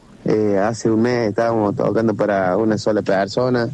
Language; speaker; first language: Spanish; native; Spanish